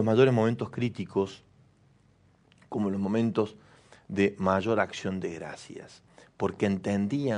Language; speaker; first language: Spanish; native; Spanish